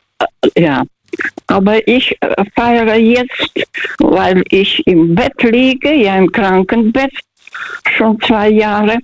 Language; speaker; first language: German; early bilingual, heritage; Russian